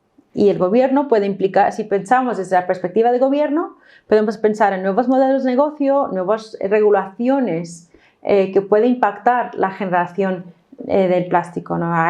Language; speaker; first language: Spanish; non-native, fluent; English